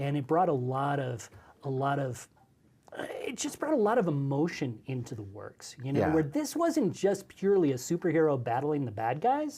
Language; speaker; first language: English; native; English